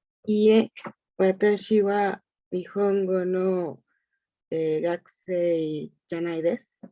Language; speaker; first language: Japanese; non-native, learner; Spanish